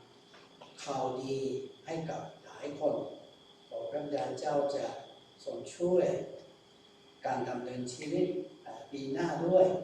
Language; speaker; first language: Thai; non-native, local second language; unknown